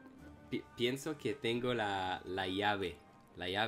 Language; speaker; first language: Spanish; non-native, learner; English